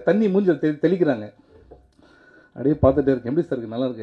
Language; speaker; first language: Tamil; native; Tamil